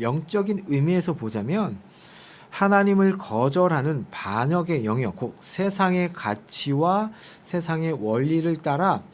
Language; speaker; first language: Korean; native; Korean